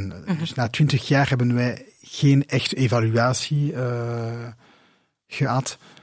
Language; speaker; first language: Dutch; non-native, local second language; French